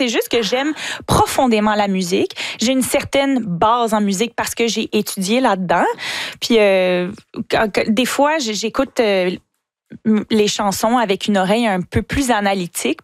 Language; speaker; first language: French; native; French